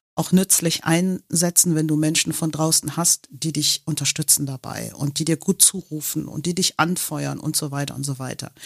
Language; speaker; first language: German; non-native, local second language; English